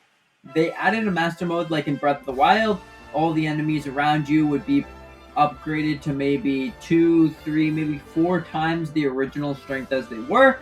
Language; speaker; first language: English; native; English